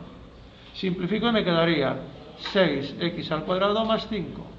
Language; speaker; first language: Spanish; native; Spanish